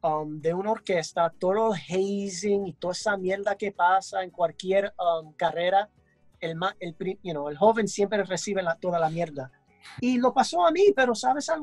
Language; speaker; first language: Spanish; early bilingual, heritage; English